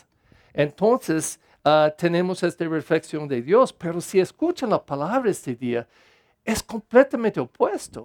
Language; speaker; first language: Spanish; non-native, fluent; English